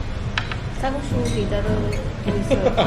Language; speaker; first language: Korean; non-native, learner; Vietnamese